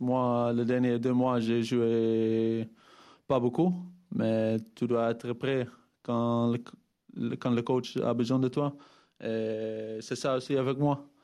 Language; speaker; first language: French; non-native, fluent; Dutch